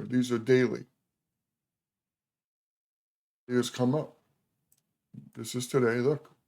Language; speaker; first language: English; native; English